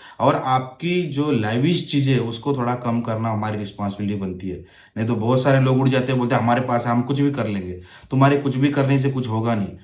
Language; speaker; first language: Hindi; non-native, local second language; Marathi